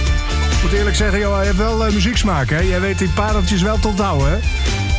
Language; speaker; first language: Dutch; native; Dutch